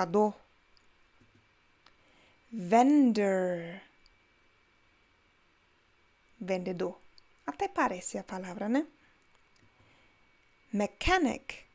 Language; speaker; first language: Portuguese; non-native, fluent; German